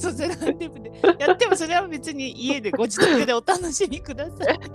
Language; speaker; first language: Japanese; native; Japanese